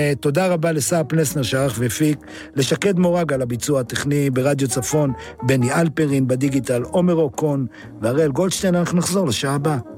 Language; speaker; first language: Hebrew; native; Hebrew